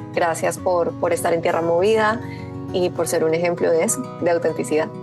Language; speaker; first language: Spanish; native; Spanish